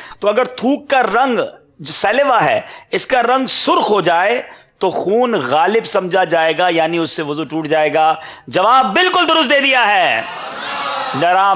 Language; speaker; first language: Urdu; native; Urdu